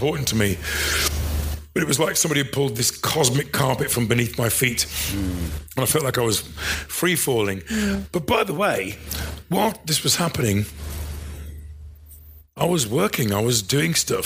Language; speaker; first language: English; native; English